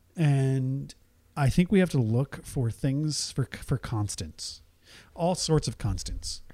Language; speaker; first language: English; native; English